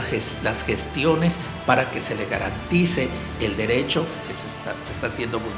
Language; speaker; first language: Spanish; native; Spanish